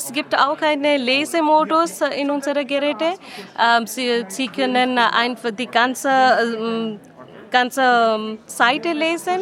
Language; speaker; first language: German; non-native, learner; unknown